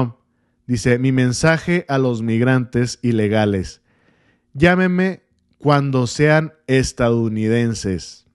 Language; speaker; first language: Spanish; native; Spanish